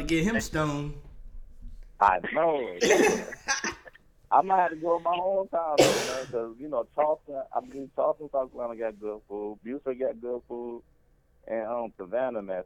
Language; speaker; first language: English; native; English